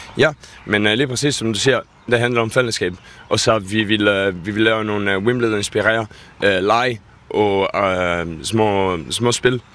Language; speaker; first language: Danish; non-native, fluent; Italian